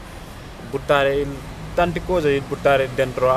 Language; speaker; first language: Italian; non-native, learner; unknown